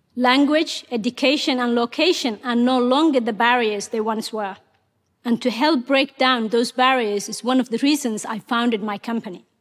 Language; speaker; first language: English; non-native, fluent; Somali